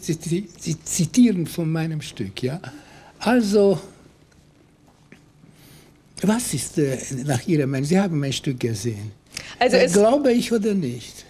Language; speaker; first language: German; non-native, fluent; Hungarian